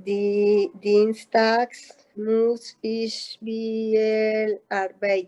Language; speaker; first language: German; non-native, learner; Spanish